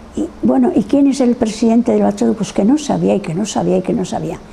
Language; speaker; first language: Spanish; non-native, local second language; Basque